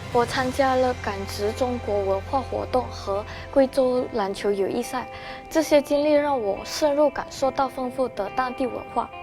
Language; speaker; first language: Chinese; non-native, fluent; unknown